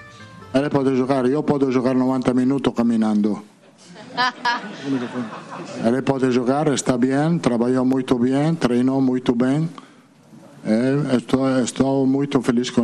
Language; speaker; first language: Portuguese; non-native, fluent; Italian